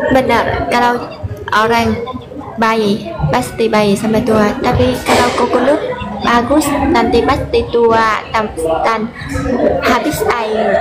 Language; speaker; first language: Malay; non-native, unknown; Vietnamese